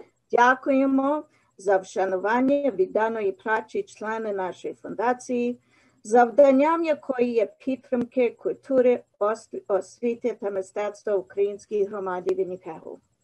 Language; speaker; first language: Ukrainian; early bilingual, heritage; Ukrainian